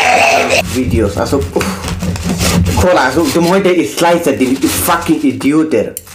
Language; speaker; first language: Swedish; non-native, learner; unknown